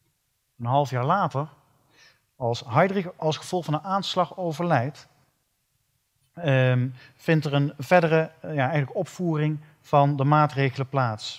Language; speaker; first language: Dutch; native; Dutch